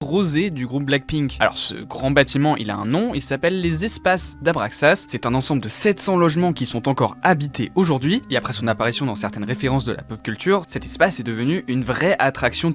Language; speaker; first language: French; native; French